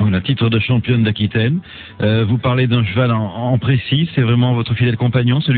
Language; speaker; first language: French; native; French